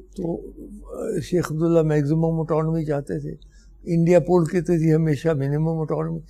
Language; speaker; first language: Hindi; non-native, local second language; Dogri